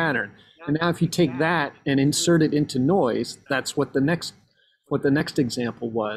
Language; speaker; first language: English; native; English